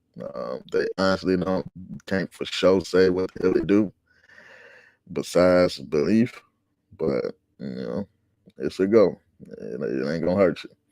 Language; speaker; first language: English; native; English